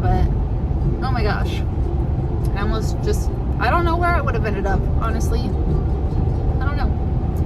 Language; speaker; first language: English; native; English